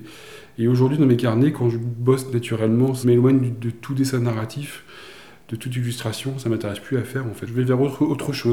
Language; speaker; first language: French; native; French